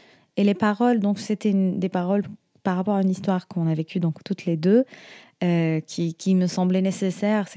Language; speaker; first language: French; non-native, fluent; Arabic